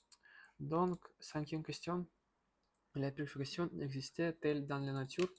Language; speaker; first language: French; non-native, learner; Russian